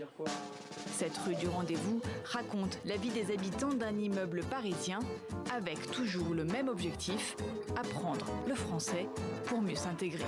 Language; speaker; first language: French; native; French